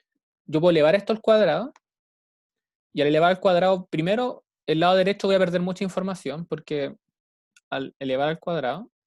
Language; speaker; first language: Spanish; native; Spanish